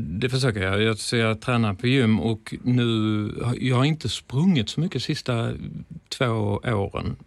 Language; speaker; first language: Swedish; native; Swedish